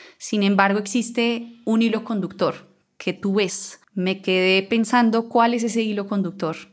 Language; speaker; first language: Spanish; native; Spanish